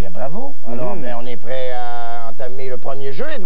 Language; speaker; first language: French; native; French